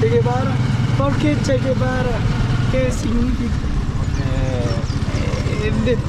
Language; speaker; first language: Spanish; non-native, learner; Filipino